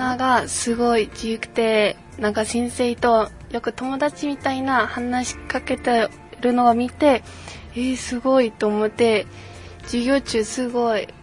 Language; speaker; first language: Japanese; non-native, fluent; Mongolian